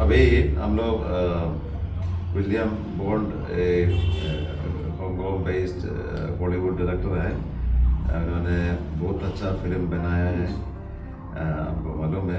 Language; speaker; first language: Hindi; non-native, local second language; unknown